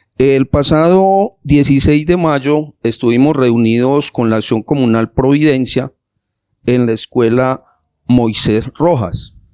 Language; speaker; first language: Spanish; native; Spanish